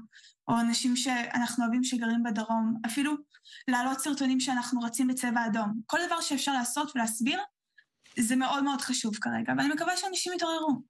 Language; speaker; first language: Hebrew; early bilingual, heritage; Hebrew